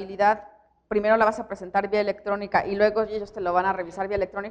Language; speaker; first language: Spanish; native; Spanish